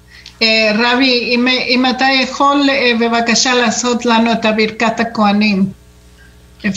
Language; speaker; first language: Hebrew; non-native, fluent; Spanish